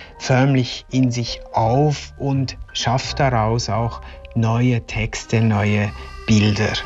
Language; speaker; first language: German; native; German